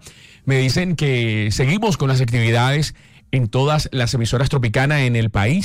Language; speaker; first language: Spanish; native; Spanish